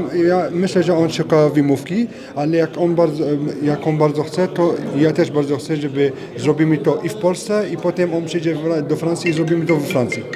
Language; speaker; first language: Polish; non-native, learner; French